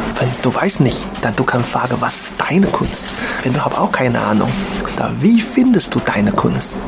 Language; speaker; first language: German; non-native, learner; Chinese